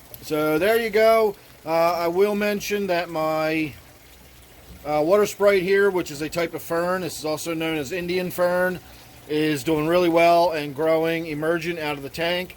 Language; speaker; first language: English; native; English